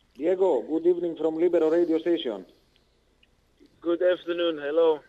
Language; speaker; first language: English; non-native, learner; Greek